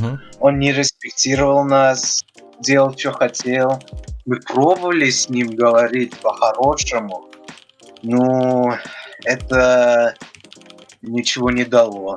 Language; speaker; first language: Russian; early bilingual, heritage; Russian